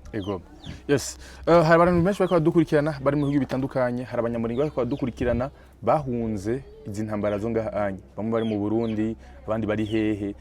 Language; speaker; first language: Rundi; native; Rundi